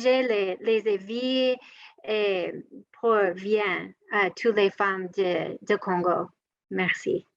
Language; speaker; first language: French; non-native, learner; English